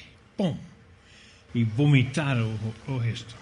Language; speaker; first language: Portuguese; non-native, fluent; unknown